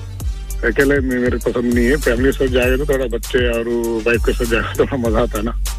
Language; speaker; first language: Hindi; non-native, local second language; Telugu